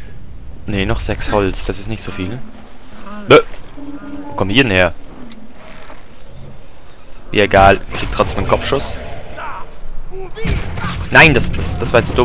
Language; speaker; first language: German; native; German